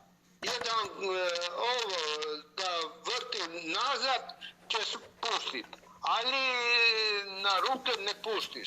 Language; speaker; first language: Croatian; non-native, learner; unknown